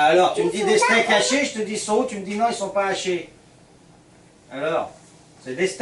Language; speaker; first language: French; native; French